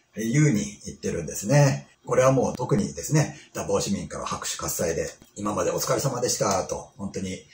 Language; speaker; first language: Japanese; native; Japanese